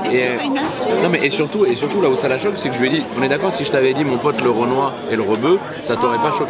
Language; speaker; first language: French; native; French